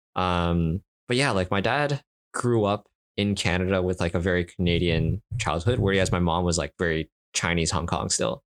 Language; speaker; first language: English; native; English